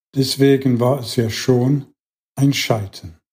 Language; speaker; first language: German; non-native, fluent; English